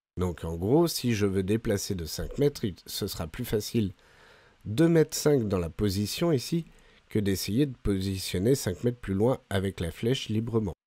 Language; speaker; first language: French; native; French